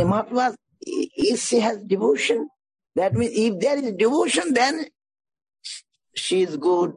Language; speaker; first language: English; non-native, local second language; Bangla